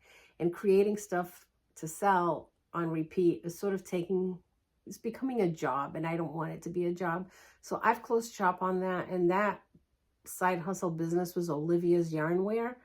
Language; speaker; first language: English; early bilingual, other home language; Portuguese